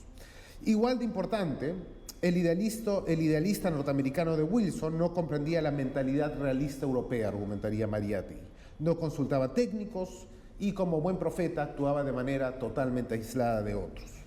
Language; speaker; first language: Spanish; native; Spanish